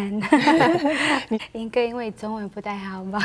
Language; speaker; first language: Chinese; non-native, learner; Filipino